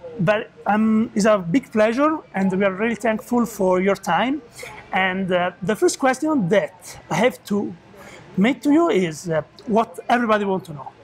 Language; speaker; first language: English; non-native, learner; Italian